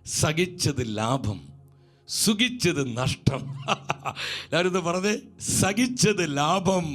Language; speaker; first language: Malayalam; native; Malayalam